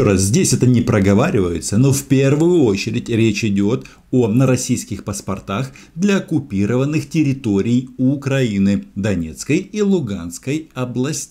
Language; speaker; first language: Russian; native; Russian